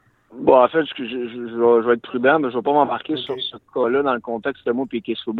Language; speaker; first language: French; native; French